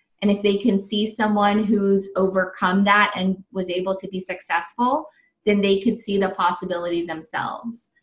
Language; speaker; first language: English; early bilingual, other home language; Filipino